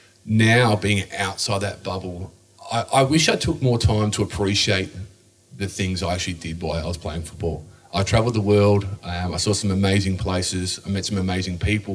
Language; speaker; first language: English; native; English